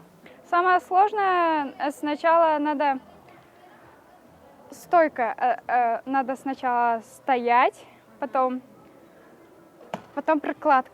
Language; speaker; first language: Russian; non-native, local second language; Tajik